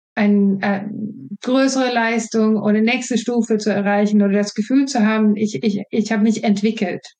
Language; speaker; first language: German; non-native, fluent; Swedish